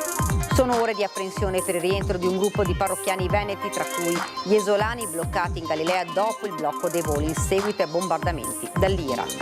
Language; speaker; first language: Italian; native; Italian